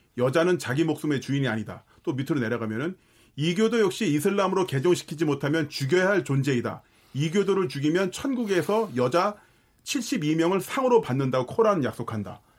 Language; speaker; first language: Korean; native; Korean